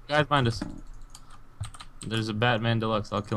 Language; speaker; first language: English; native; English